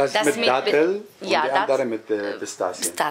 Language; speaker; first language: German; non-native, learner; Arabic